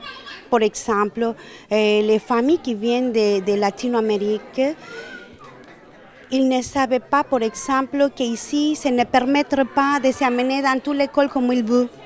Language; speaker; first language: French; non-native, learner; Spanish